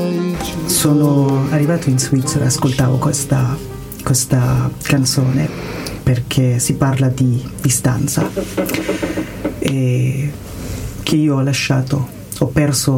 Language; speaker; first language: Italian; non-native, learner; Persian